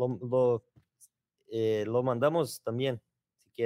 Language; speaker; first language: Spanish; non-native, learner; Portuguese